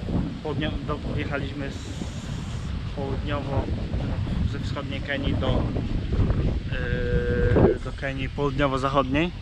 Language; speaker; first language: Polish; native; Polish